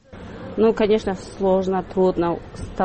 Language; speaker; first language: Russian; non-native, local second language; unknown